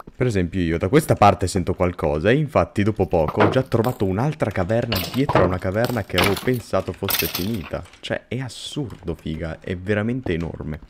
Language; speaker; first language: Italian; native; Italian